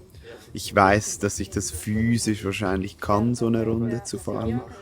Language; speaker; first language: German; native; German